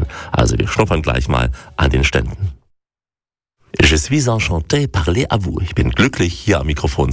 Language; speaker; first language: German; native; German